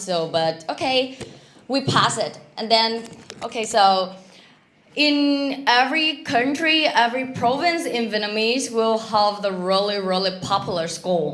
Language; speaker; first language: English; non-native, learner; Vietnamese